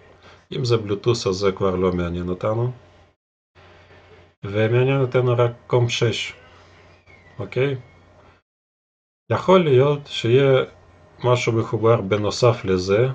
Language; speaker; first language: Hebrew; non-native, fluent; Russian